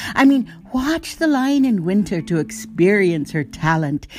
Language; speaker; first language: English; early bilingual, other home language; Spanish